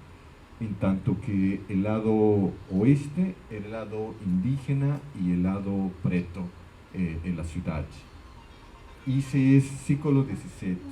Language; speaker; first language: Portuguese; non-native, fluent; Spanish